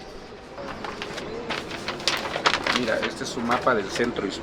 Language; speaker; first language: Spanish; native; Spanish